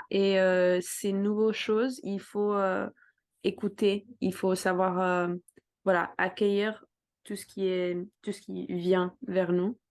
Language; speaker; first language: French; non-native, fluent; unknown